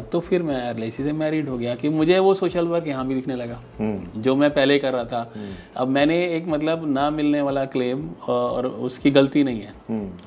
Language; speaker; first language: Hindi; native; Hindi